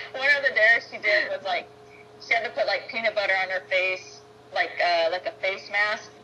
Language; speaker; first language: English; native; English